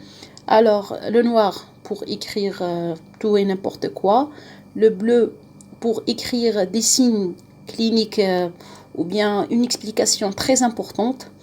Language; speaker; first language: French; non-native, local second language; Arabic